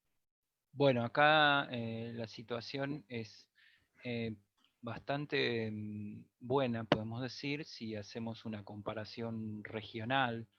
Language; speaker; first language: Spanish; native; Spanish